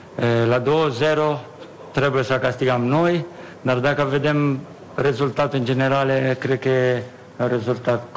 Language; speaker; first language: Romanian; non-native, fluent; Italian